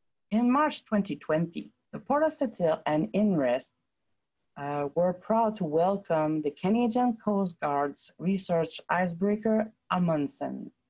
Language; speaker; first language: English; non-native, fluent; French